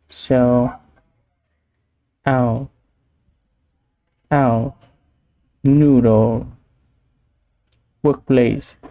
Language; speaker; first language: English; non-native, learner; Vietnamese